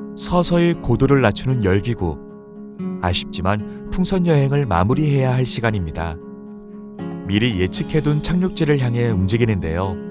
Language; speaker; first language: Korean; native; Korean